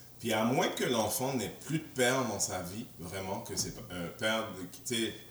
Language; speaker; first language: French; native; French